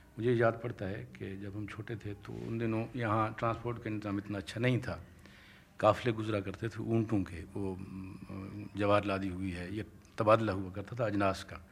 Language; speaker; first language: Urdu; non-native, local second language; Saraiki